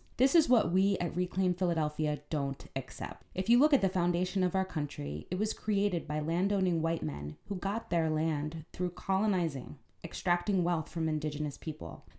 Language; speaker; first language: English; native; English